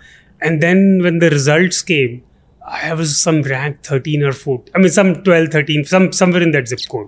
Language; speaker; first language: English; non-native, local second language; Punjabi